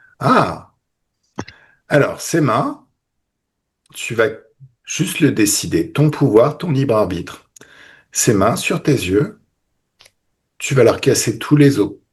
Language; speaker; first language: French; native; French